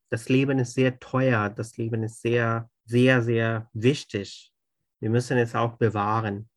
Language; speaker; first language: German; non-native, fluent; Urdu